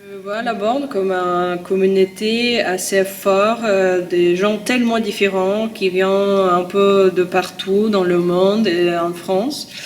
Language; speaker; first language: French; non-native, learner; Russian